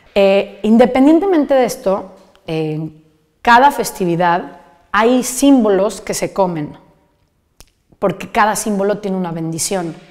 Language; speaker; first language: Spanish; native; Spanish